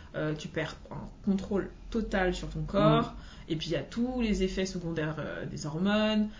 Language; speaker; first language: French; native; French